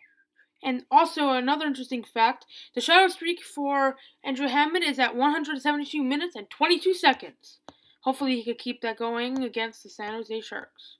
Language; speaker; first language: English; native; English